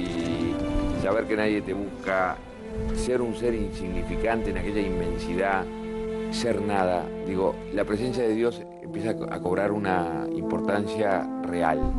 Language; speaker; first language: Spanish; native; Spanish